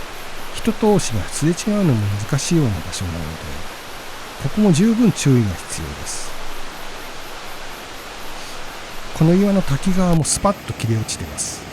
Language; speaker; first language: Japanese; native; Japanese